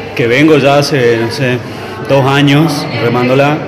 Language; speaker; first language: Spanish; native; Spanish